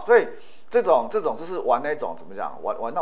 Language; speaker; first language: Chinese; native; Chinese